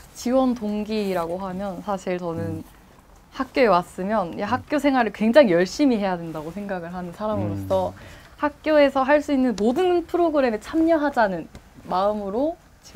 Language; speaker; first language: Korean; native; Korean